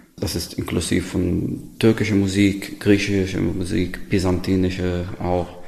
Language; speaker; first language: German; non-native, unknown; Arabic